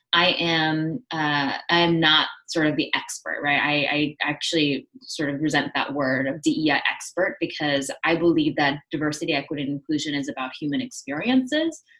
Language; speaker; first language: English; early bilingual, other home language; Korean